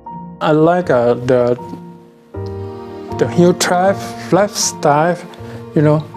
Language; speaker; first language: English; non-native, learner; Thai